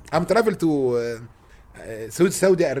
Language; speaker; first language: English; non-native, learner; Arabic